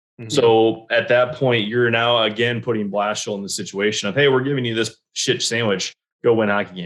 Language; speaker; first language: English; native; English